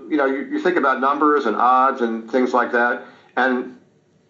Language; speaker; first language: English; native; English